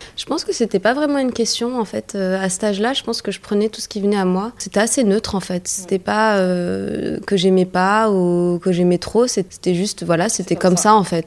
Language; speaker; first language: French; early bilingual, other home language; Arabic